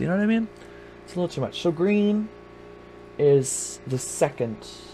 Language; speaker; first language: English; native; English